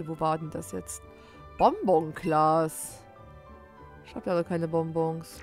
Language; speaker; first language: German; native; German